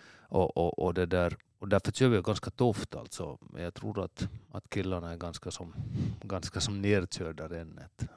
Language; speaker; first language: Swedish; native; Swedish